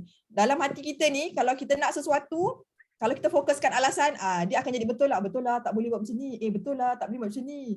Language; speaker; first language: Malay; native; Malay